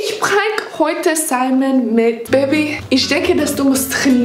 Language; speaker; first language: German; non-native, learner; English